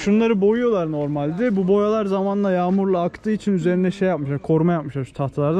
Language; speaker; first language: Turkish; native; Turkish